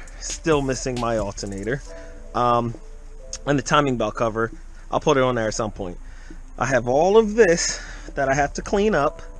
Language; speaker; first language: English; native; English